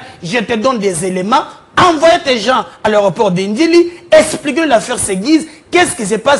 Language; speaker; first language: French; non-native, local second language; Lingala